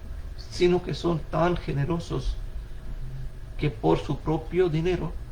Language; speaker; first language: Spanish; non-native, fluent; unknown